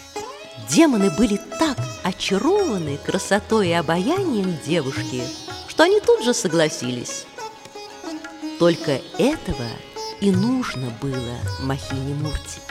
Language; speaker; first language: Russian; native; Russian